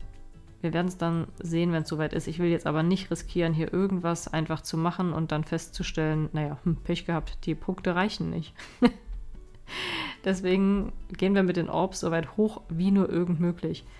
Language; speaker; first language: German; native; German